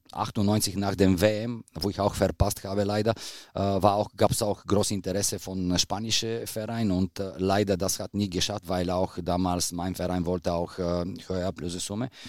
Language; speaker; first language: German; non-native, fluent; Bulgarian